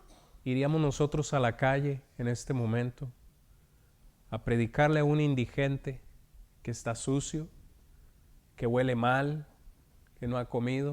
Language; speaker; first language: Spanish; native; Spanish